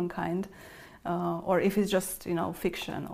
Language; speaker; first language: English; non-native, fluent; Romanian